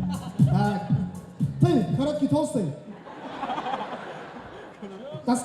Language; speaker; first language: Russian; non-native, local second language; Kyrgyz